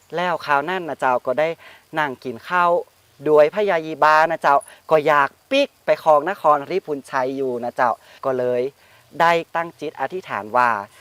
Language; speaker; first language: Thai; native; Thai